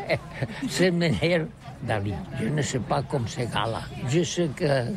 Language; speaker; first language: French; non-native, learner; Catalan